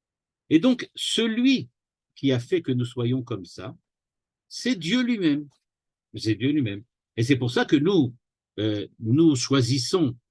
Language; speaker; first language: French; native; French